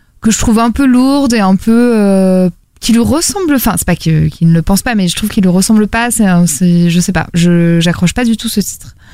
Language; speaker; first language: French; native; French